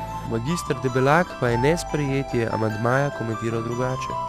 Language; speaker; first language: Slovenian; native; Slovenian